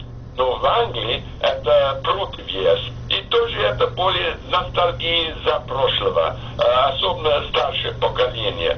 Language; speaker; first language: Russian; non-native, fluent; English